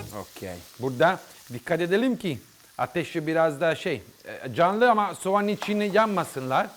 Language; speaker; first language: Turkish; non-native, learner; Italian